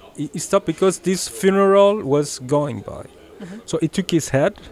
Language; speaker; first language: English; early bilingual, heritage; Italian